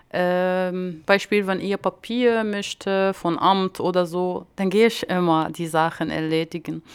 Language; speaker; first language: German; non-native, learner; Arabic